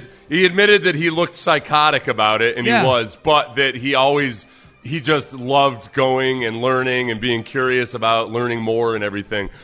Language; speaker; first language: English; native; English